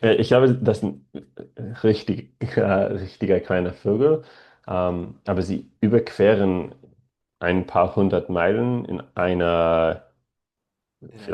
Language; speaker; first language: German; non-native, learner; English